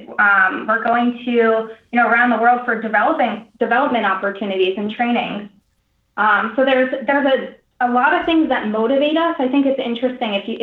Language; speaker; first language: English; native; English